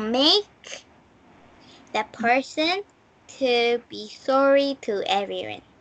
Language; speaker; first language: English; non-native, learner; Korean